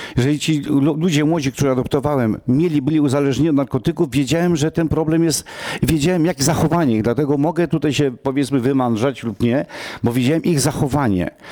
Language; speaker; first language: Polish; non-native, local second language; Romany